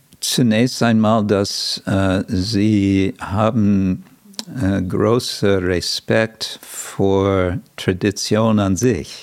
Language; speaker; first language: German; non-native, fluent; English